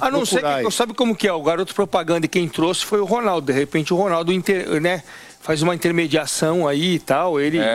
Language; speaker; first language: Portuguese; native; Portuguese